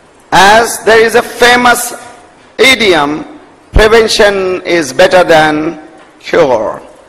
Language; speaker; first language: English; non-native, local second language; Urdu